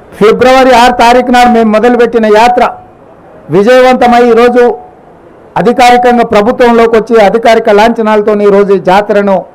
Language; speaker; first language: Telugu; native; Telugu